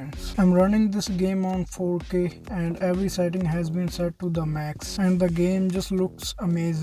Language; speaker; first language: English; non-native, fluent; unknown